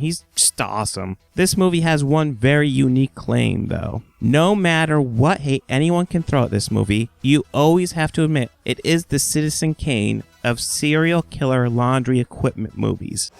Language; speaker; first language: English; native; English